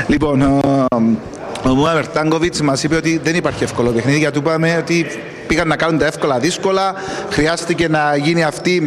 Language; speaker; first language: Greek; native; Greek